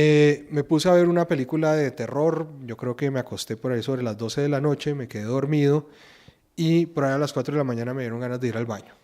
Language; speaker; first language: Spanish; native; Spanish